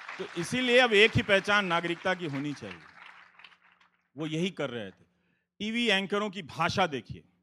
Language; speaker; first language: Hindi; native; Hindi